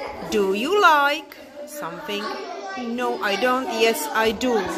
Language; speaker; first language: English; non-native, fluent; Czech